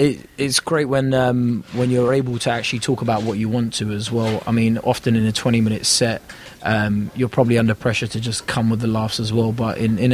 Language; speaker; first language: English; native; English